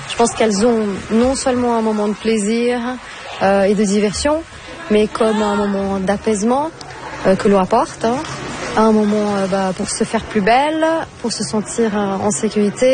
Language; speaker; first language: French; non-native, fluent; Portuguese